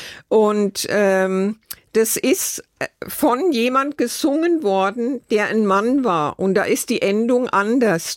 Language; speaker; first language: German; native; German